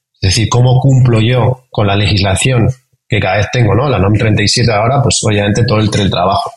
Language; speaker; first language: Spanish; native; Spanish